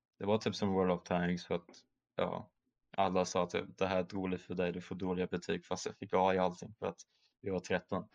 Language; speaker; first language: Swedish; early bilingual, other home language; German